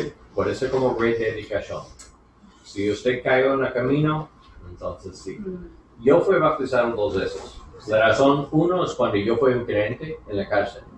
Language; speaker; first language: Spanish; non-native, learner; English